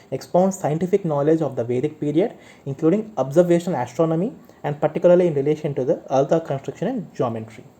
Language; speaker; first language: English; non-native, local second language; Telugu